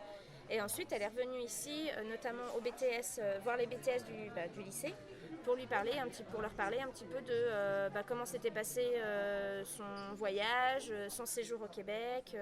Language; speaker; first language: French; native; French